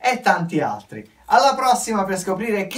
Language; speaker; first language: Italian; native; Italian